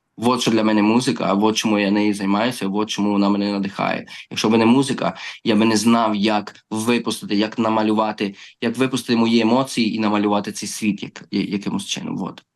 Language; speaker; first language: Ukrainian; early bilingual, heritage; Ukrainian